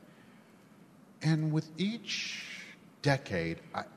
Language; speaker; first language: English; non-native, local second language; Gujarati